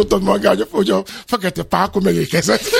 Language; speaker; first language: Hungarian; non-native, learner; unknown